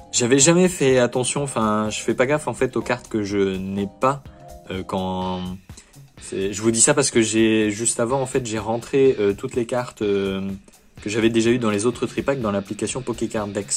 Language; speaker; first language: French; native; French